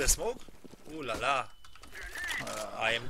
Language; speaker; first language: English; non-native, learner; Polish